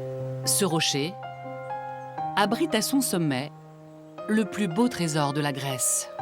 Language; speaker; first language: French; native; French